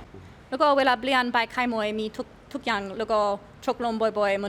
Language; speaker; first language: Thai; non-native, learner; English